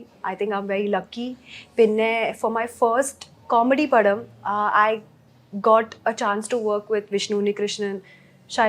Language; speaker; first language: Malayalam; early bilingual, heritage; Malayalam